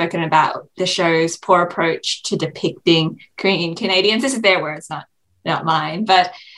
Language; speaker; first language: English; native; English